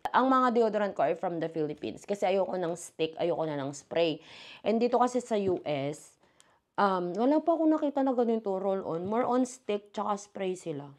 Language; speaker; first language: Filipino; native; Filipino